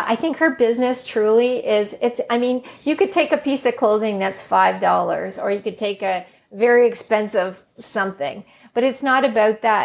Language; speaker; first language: English; native; English